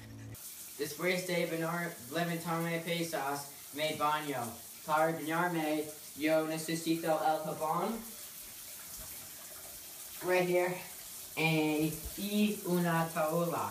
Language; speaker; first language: Spanish; non-native, learner; English